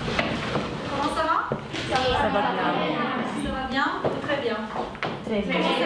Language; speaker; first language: French; non-native, fluent; Romanian